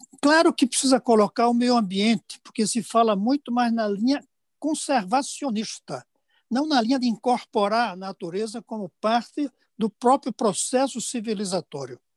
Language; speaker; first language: Portuguese; native; Portuguese